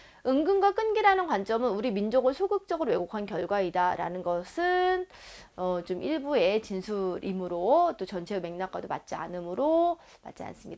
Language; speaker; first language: Korean; native; Korean